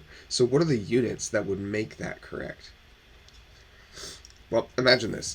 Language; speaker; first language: English; native; English